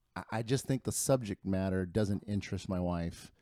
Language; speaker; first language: English; early bilingual, other home language; Spanish